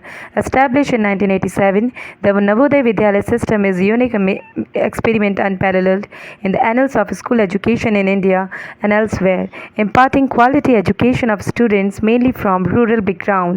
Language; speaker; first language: English; non-native, local second language; Hindi